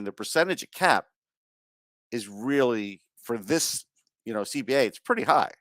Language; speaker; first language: English; native; English